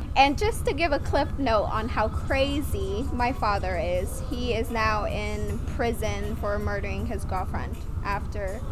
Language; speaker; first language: English; non-native, fluent; Vietnamese